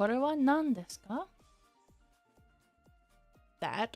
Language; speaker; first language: Japanese; non-native, learner; English